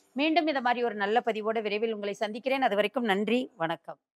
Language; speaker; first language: Tamil; native; Tamil